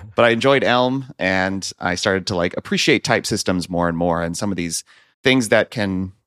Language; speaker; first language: English; native; English